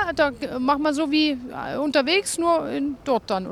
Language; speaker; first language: German; native; German